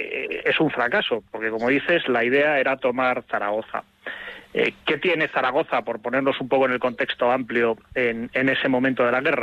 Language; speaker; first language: Spanish; native; Spanish